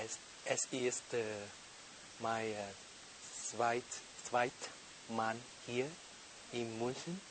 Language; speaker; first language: German; non-native, learner; Vietnamese